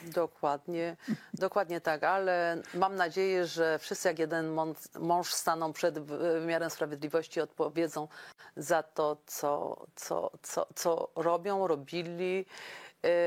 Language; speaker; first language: Polish; native; Polish